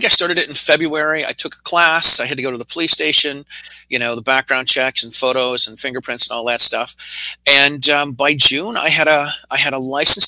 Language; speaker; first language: English; native; English